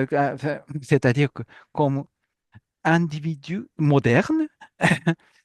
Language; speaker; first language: French; non-native, fluent; Japanese